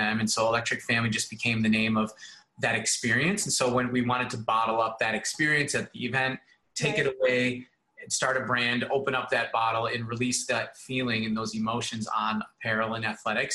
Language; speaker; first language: English; native; English